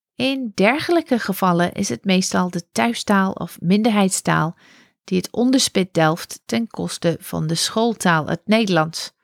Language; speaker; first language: Dutch; non-native, fluent; English